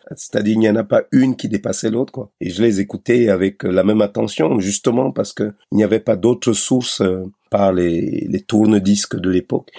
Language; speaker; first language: French; non-native, local second language; Basaa